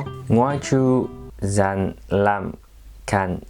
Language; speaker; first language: Vietnamese; non-native, learner; French